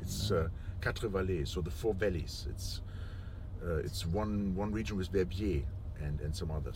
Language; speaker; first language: English; non-native, fluent; German